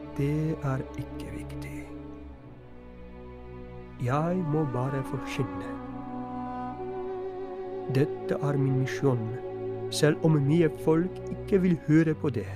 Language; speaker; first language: Norwegian; non-native, fluent; Polish